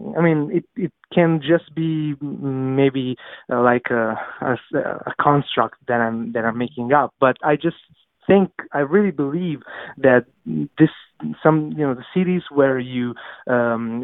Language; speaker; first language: English; non-native, fluent; Italian